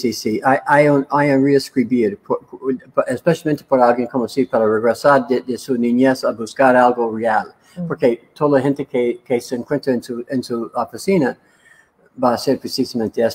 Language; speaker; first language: Spanish; non-native, learner; English